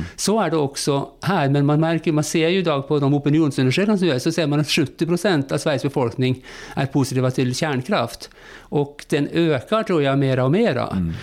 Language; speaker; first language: Swedish; non-native, fluent; Norwegian